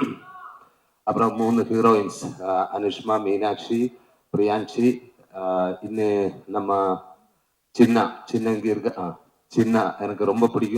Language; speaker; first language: Tamil; non-native, learner; Malayalam